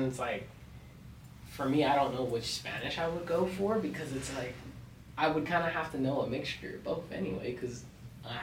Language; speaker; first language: English; native; English